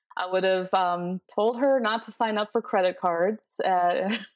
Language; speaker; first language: English; early bilingual, other home language; Spanish